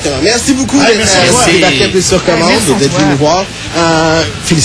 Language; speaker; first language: French; native; French